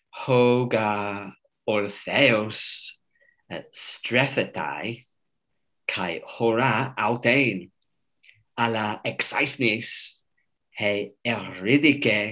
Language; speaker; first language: Greek; non-native, fluent; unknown